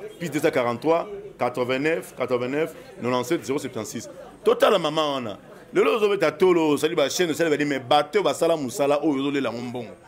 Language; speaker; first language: Lingala; native; Lingala